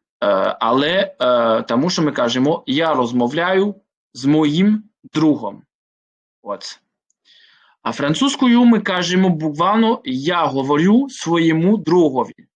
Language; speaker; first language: Ukrainian; non-native, fluent; French